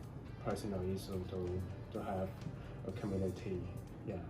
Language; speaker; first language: English; non-native, learner; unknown